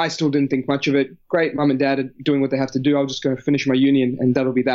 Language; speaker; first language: English; native; English